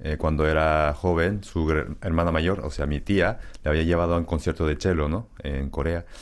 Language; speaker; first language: Spanish; early bilingual, other home language; Korean